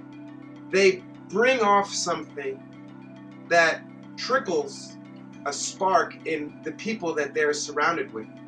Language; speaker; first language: English; native; English